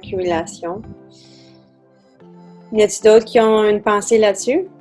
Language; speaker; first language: French; native; French